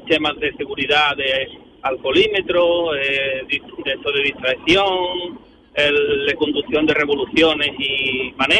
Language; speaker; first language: Spanish; native; Spanish